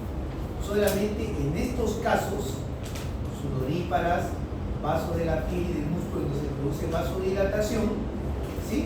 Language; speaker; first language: Spanish; native; Spanish